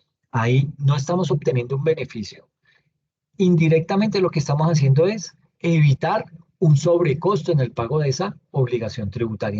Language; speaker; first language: Spanish; native; Spanish